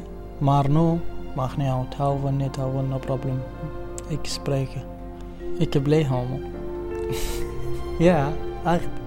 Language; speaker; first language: Dutch; non-native, learner; Arabic